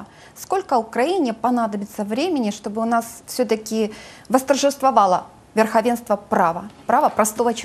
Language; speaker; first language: Russian; native; Russian